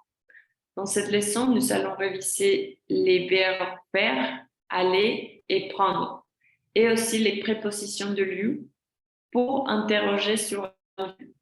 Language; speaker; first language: French; non-native, fluent; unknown